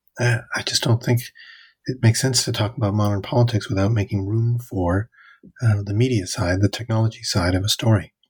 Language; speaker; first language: English; native; English